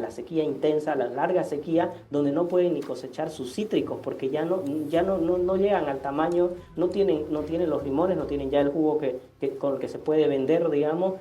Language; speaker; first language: Spanish; native; Spanish